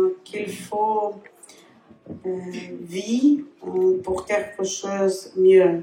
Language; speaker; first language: French; non-native, learner; Ukrainian